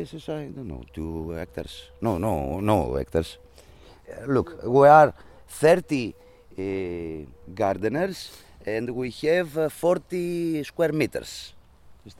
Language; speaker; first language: English; non-native, learner; Greek